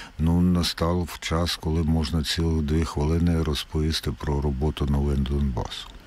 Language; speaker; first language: Ukrainian; native; Ukrainian